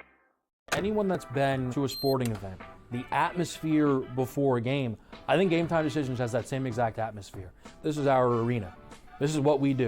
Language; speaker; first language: English; native; English